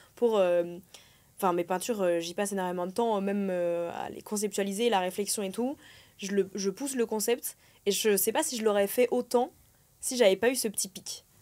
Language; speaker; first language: French; native; French